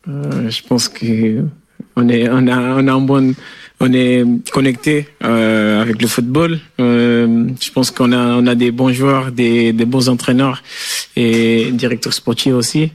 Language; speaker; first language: French; non-native, fluent; Portuguese